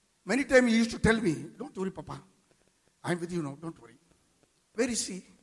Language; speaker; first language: English; non-native, local second language; Tamil